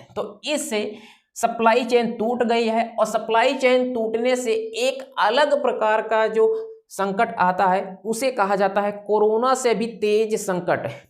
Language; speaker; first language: Hindi; native; Hindi